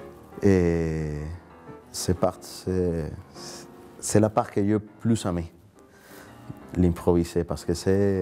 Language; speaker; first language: French; non-native, learner; Spanish